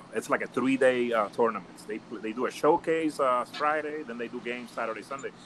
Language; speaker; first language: English; early bilingual, other home language; Spanish